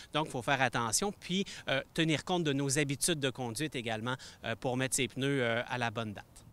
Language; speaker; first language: French; native; French